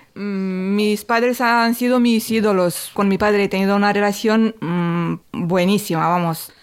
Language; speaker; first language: Spanish; non-native, fluent; Romanian